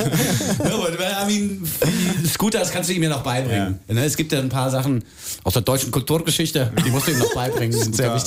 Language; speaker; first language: German; native; German